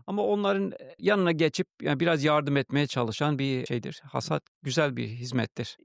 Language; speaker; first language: Turkish; non-native, fluent; English